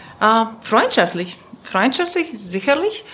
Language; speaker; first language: German; non-native, learner; Latvian